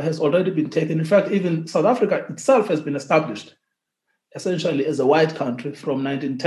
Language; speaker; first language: English; non-native, local second language; Xhosa